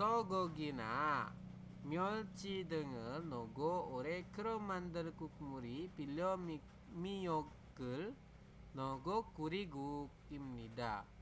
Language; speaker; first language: Korean; non-native, fluent; Indonesian